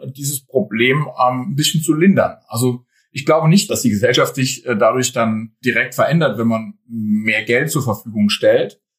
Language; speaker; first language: German; native; German